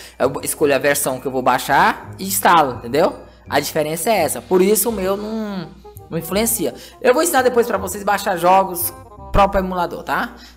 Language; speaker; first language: Portuguese; native; Portuguese